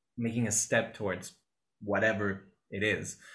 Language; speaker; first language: English; non-native, fluent; Spanish